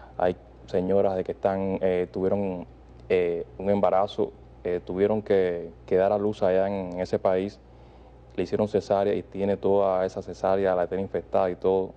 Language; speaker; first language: Spanish; native; Spanish